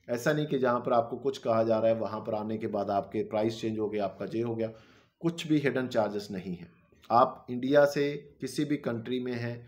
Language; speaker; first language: Hindi; non-native, local second language; Punjabi